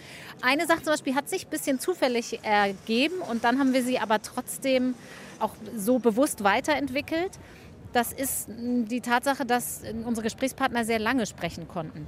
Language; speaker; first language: German; native; German